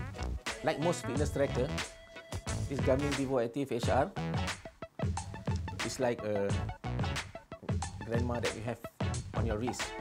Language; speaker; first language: English; non-native, local second language; Malay